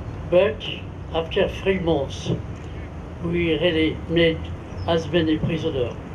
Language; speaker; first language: English; non-native, fluent; French